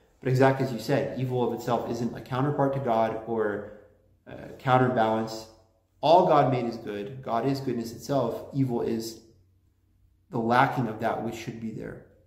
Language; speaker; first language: English; native; English